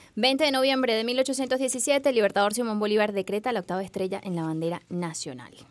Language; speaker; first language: Spanish; native; Spanish